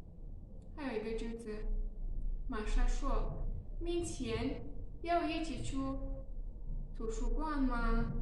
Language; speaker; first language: Chinese; non-native, learner; Tajik